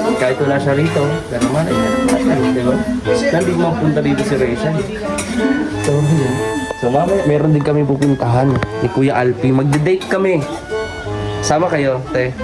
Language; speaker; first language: Filipino; non-native, local second language; Cebuano